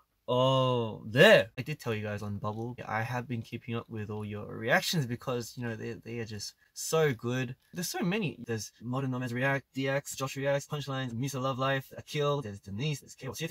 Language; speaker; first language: English; native; English